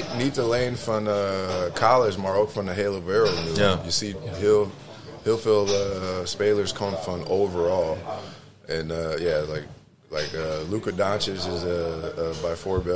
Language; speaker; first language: Dutch; non-native, learner; English